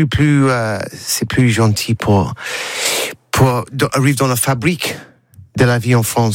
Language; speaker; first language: French; non-native, learner; English